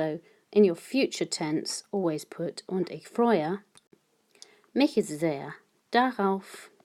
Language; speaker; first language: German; non-native, fluent; English